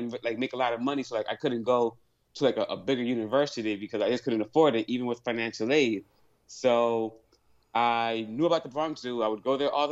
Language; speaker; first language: English; native; English